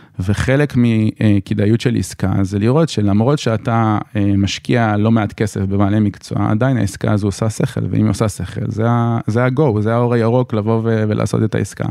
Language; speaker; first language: Hebrew; native; Hebrew